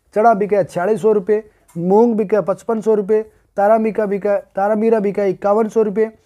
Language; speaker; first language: Hindi; native; Hindi